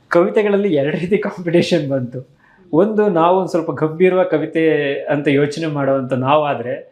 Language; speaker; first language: Kannada; native; Kannada